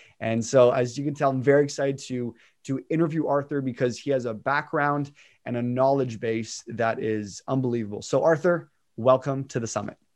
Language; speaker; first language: English; native; English